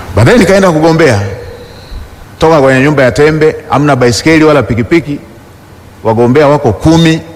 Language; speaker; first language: Swahili; non-native, local second language; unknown